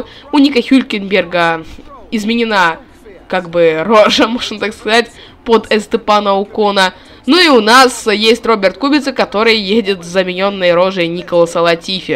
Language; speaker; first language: Russian; native; Russian